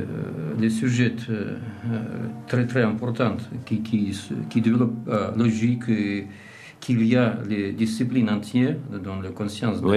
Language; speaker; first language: French; non-native, learner; Russian